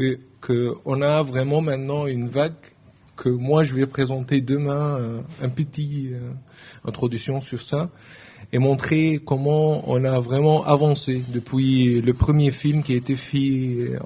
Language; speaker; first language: French; non-native, learner; Arabic